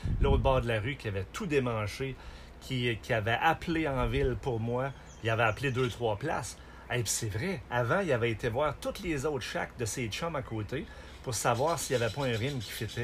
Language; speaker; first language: French; native; French